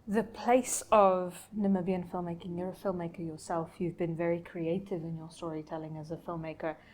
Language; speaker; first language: English; non-native, local second language; Afrikaans